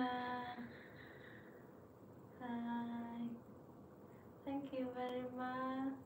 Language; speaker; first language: English; non-native, learner; Vietnamese